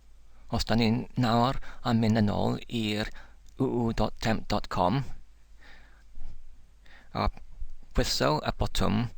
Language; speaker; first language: Welsh; non-native, learner; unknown